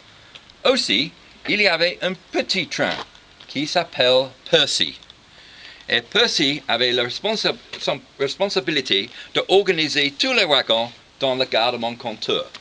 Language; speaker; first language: French; non-native, learner; English